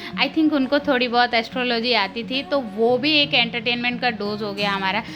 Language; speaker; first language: Hindi; non-native, local second language; Telugu